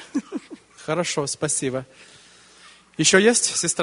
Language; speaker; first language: Russian; early bilingual, heritage; Russian